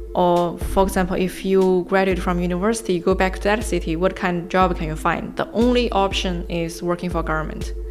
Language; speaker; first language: English; non-native, fluent; Chinese